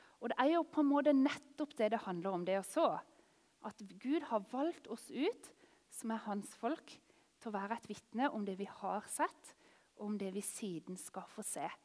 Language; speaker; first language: Norwegian; native; Norwegian